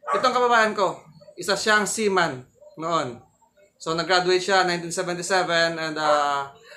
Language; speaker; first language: Filipino; non-native, local second language; Hiligaynon